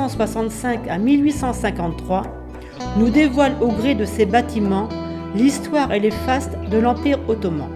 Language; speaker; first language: French; native; French